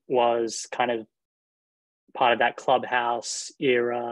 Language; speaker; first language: English; native; English